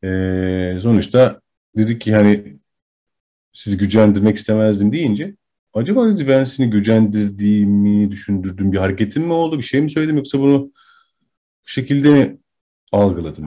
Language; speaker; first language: Turkish; native; Turkish